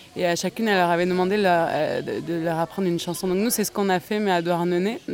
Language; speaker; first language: French; native; French